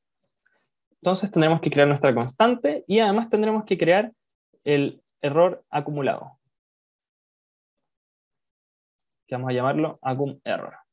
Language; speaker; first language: Spanish; native; Spanish